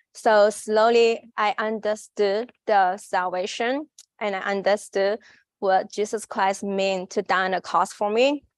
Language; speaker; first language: English; non-native, fluent; Chinese